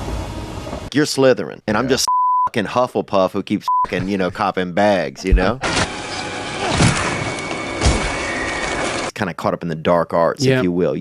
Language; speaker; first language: English; native; English